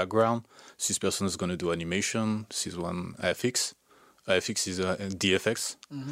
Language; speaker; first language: English; non-native, fluent; French